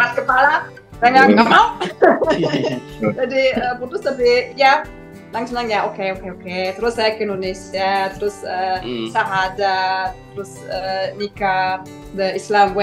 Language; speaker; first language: Indonesian; non-native, fluent; German